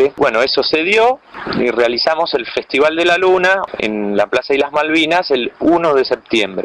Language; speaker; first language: Spanish; native; Spanish